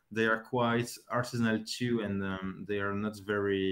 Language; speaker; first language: English; non-native, fluent; French